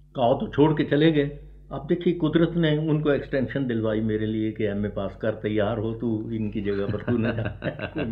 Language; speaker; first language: Hindi; native; Hindi